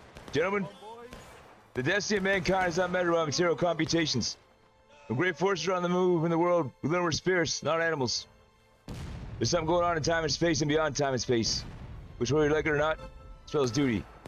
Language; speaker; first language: English; native; English